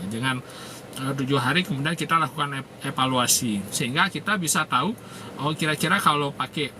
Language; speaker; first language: Indonesian; native; Indonesian